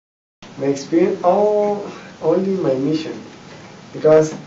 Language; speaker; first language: English; non-native, learner; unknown